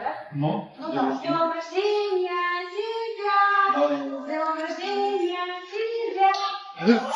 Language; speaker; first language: Russian; native; Russian